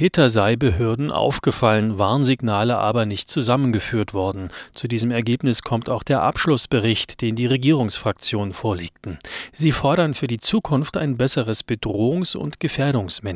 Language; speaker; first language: German; native; German